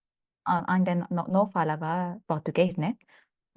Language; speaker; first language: Portuguese; non-native, fluent; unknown